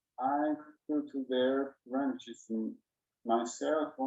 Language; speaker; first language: English; non-native, learner; Chinese